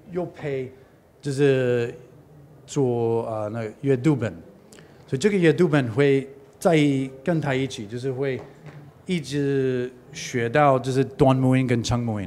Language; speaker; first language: Chinese; non-native, learner; English